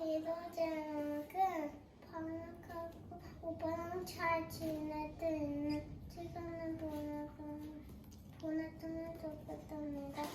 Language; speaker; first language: Korean; early bilingual, heritage; Korean